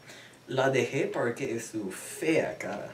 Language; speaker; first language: Spanish; non-native, learner; English